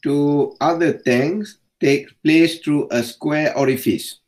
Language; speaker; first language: English; non-native, local second language; Malay